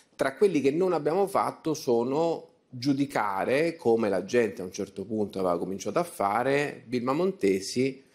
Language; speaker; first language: Italian; native; Italian